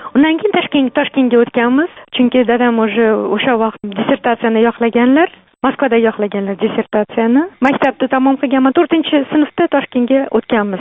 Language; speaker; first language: Uzbek; native; Uzbek